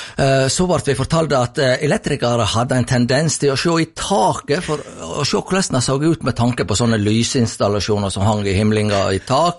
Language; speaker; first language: Norwegian; native; Norwegian